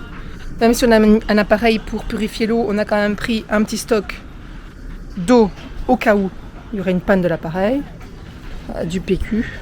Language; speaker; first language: French; native; French